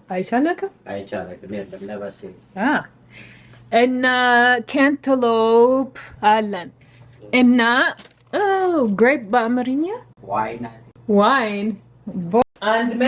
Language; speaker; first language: Amharic; non-native, learner; Arabic